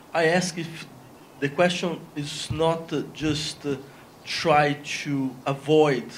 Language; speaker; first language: English; non-native, fluent; Spanish